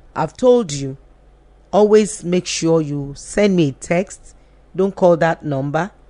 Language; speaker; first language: English; non-native, local second language; Yoruba